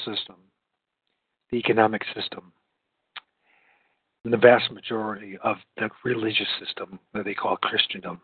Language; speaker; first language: English; native; English